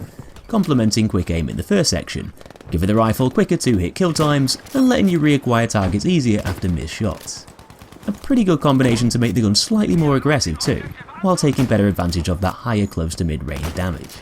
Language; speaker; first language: English; native; English